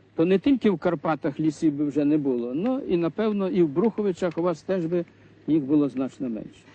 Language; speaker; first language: Ukrainian; native; Ukrainian